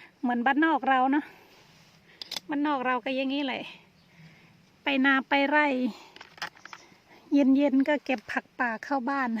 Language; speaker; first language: Thai; native; Thai